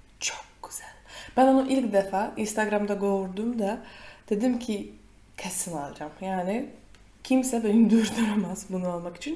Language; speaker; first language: Turkish; non-native, fluent; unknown